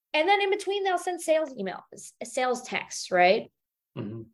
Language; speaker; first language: English; non-native, fluent; German